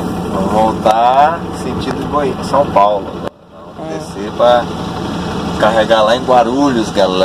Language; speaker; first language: Portuguese; native; Portuguese